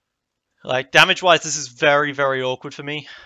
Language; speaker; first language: English; native; English